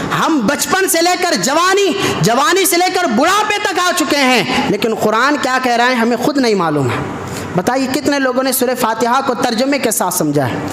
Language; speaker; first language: Urdu; native; Urdu